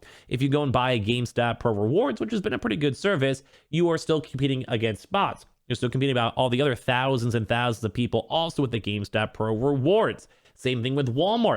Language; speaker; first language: English; native; English